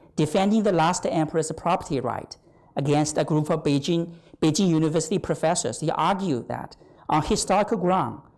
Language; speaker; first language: English; non-native, fluent; Chinese